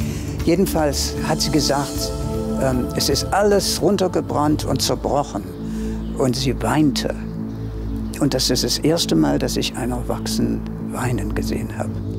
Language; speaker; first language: German; early bilingual, heritage; German